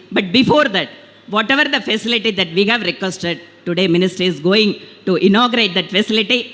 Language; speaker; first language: English; non-native, local second language; Tamil